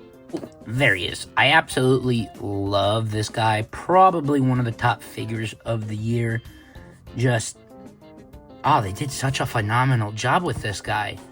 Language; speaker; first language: English; native; English